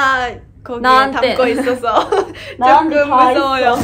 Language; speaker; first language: Korean; non-native, fluent; Japanese